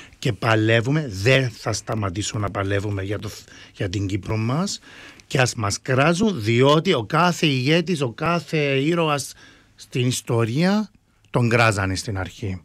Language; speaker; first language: Greek; early bilingual, heritage; Greek